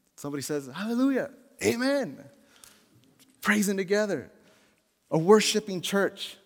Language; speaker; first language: English; early bilingual, other home language; Spanish